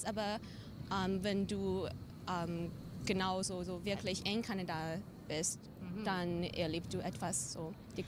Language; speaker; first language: German; non-native, fluent; English